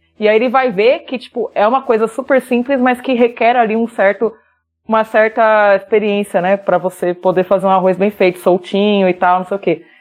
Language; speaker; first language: Portuguese; native; Portuguese